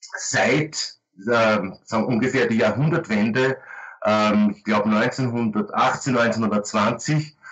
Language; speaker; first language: German; native; German